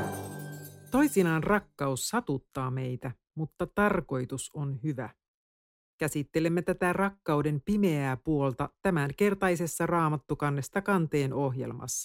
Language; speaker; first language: Finnish; native; Finnish